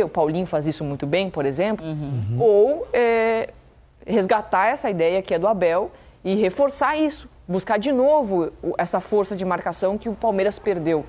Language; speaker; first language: Portuguese; native; Portuguese